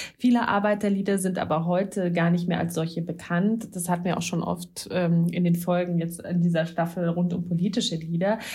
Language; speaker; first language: German; native; German